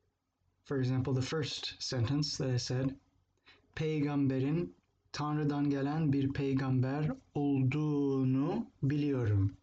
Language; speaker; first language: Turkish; non-native, fluent; English